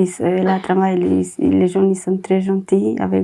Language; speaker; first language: French; non-native, learner; Romanian